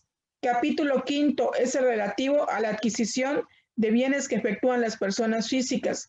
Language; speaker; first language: Spanish; native; Spanish